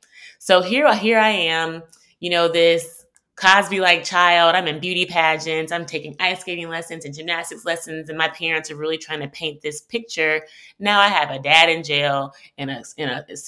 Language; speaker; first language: English; native; English